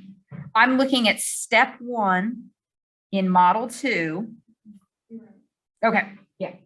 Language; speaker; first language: English; native; English